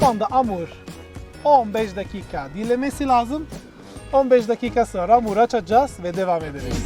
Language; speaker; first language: Turkish; non-native, learner; Italian